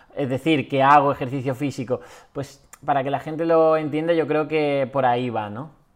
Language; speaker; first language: Spanish; native; Spanish